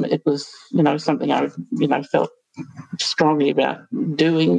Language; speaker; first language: English; native; English